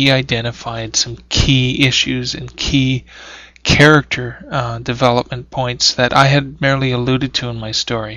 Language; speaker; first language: English; native; English